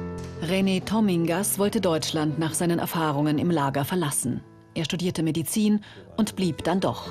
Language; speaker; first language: German; native; German